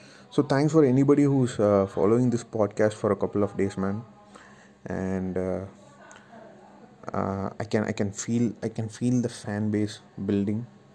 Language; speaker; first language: English; non-native, local second language; Tamil